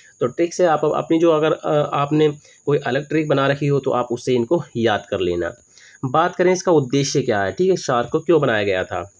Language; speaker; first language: Hindi; native; Hindi